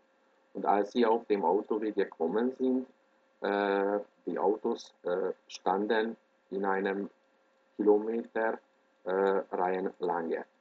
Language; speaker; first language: German; non-native, fluent; Hungarian